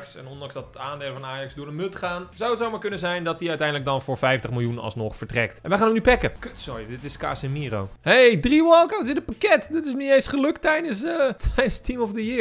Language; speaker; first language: Dutch; native; Dutch